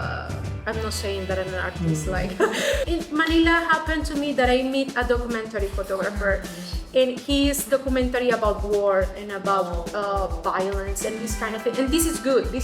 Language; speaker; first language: English; non-native, fluent; Spanish